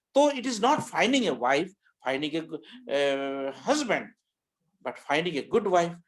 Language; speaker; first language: English; non-native, local second language; Hindi